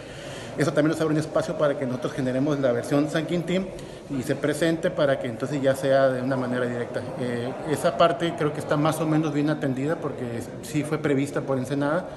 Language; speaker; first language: Spanish; native; Spanish